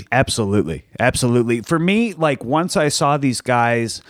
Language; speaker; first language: English; native; English